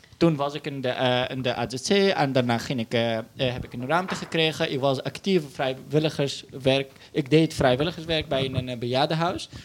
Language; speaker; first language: Dutch; non-native, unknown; Arabic